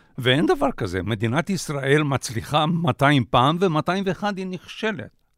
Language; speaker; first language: Hebrew; non-native, fluent; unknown